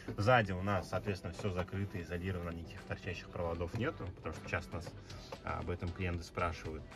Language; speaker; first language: Russian; native; Russian